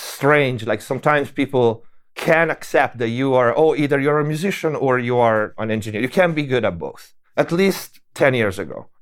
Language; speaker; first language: English; non-native, fluent; Italian